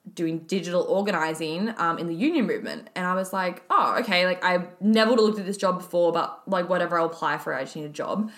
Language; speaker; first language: English; native; English